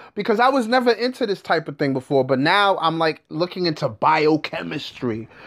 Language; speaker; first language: English; native; English